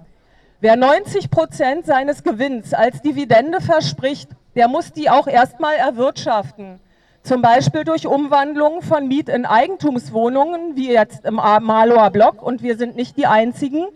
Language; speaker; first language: German; native; German